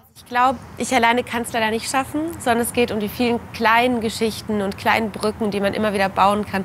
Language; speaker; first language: German; native; German